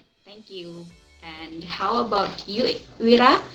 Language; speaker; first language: English; non-native, learner; Indonesian